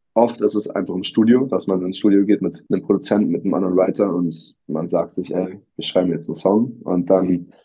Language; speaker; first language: German; native; German